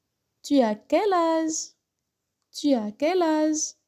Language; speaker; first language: French; non-native, local second language; Arabic